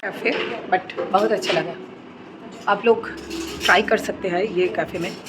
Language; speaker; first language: Hindi; non-native, local second language; Bangla